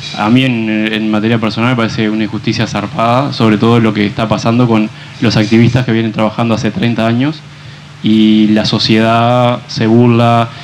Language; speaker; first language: Spanish; native; Spanish